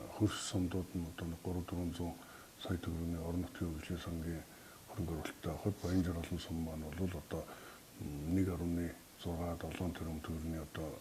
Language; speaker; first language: Mongolian; native; Mongolian